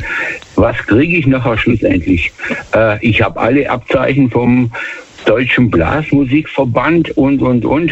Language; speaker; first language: German; native; German